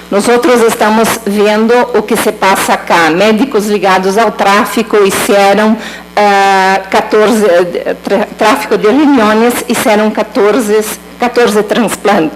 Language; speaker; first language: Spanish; non-native, learner; Portuguese